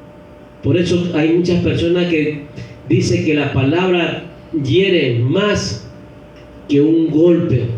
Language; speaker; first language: Spanish; native; Spanish